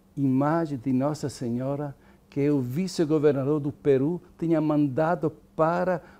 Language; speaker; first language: Portuguese; non-native, fluent; Italian